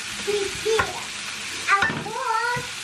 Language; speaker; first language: English; native; English